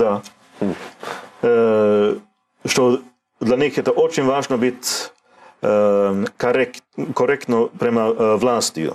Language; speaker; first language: Russian; non-native, learner; Swedish